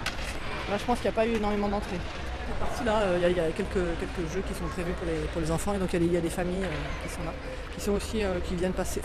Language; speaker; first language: French; native; French